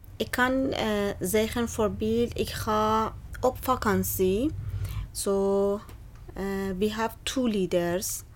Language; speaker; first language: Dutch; non-native, learner; Persian